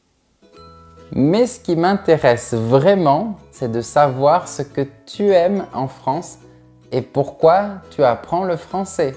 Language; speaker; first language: French; native; French